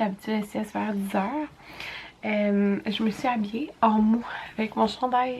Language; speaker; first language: French; native; French